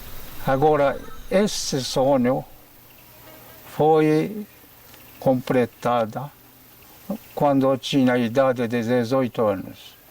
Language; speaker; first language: Portuguese; non-native, fluent; Japanese